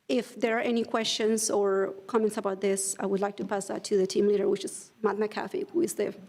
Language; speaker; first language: English; non-native, fluent; Spanish